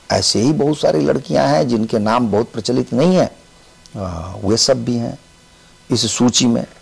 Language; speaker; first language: Hindi; native; Hindi